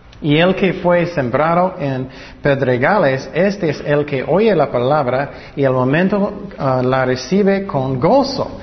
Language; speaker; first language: Spanish; non-native, fluent; English